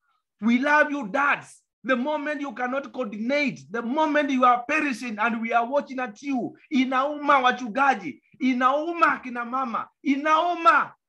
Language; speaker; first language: English; non-native, local second language; Kamba